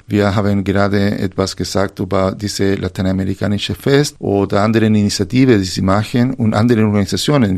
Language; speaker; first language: German; non-native, fluent; Spanish